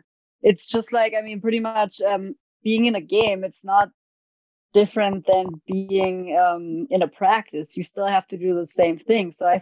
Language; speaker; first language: English; non-native, fluent; German